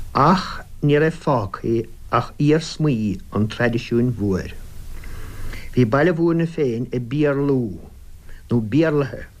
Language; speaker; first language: Irish; native; Irish